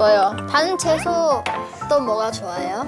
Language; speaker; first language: Korean; non-native, learner; Chinese